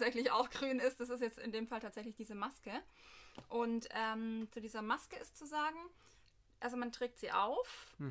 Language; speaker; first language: German; native; German